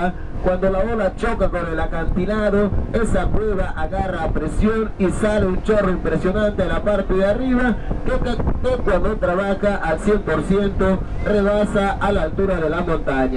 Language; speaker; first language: Spanish; native; Spanish